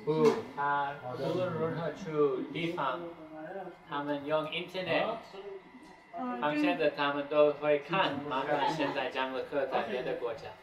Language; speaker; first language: Chinese; non-native, fluent; English